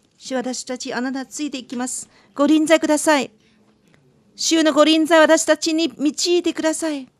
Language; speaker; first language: Japanese; non-native, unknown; Chinese